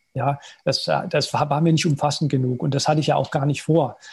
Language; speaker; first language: German; native; German